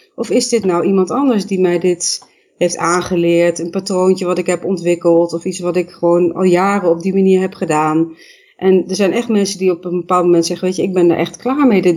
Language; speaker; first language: Dutch; native; Dutch